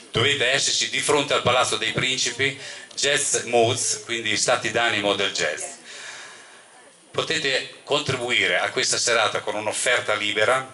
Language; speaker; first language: Italian; native; Italian